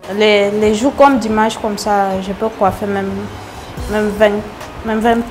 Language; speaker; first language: French; non-native, local second language; English